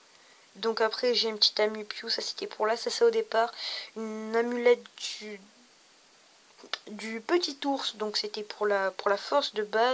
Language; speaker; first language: French; native; French